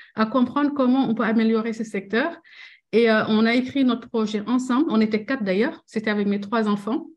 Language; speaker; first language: French; non-native, local second language; Wolof